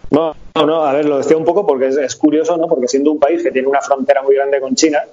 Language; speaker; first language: Spanish; native; Spanish